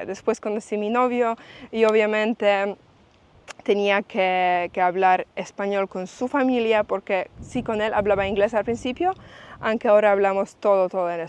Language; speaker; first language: Spanish; non-native, fluent; Polish